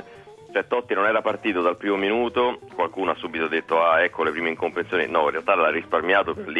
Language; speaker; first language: Italian; native; Italian